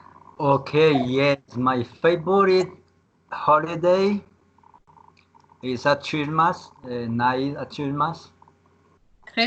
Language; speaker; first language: English; non-native, learner; Spanish